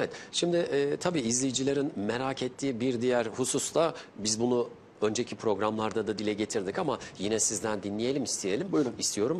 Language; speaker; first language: Turkish; native; Turkish